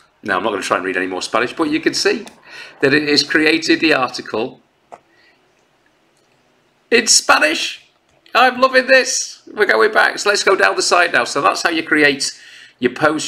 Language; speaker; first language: English; native; English